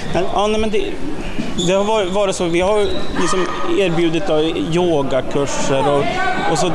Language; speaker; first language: Swedish; native; Swedish